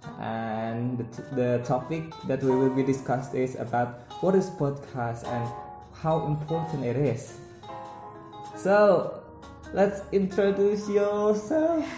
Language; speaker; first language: English; non-native, learner; Indonesian